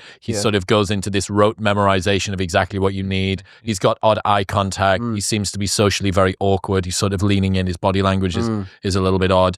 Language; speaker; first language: English; native; English